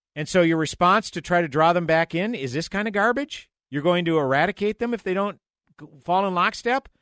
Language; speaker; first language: English; native; English